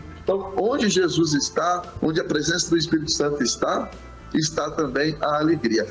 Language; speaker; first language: Portuguese; native; Portuguese